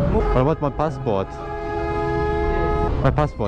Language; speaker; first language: English; non-native, learner; German